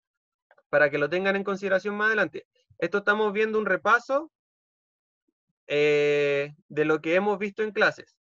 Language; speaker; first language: Spanish; native; Spanish